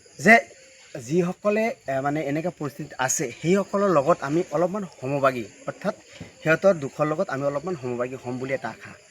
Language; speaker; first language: Assamese; non-native, local second language; Bangla